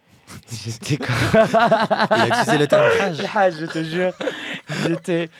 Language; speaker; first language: French; non-native, local second language; Arabic